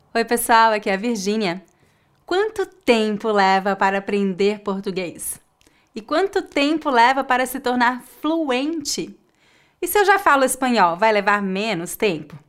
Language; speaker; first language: Portuguese; native; Portuguese